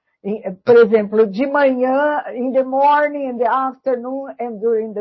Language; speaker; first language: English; non-native, learner; Portuguese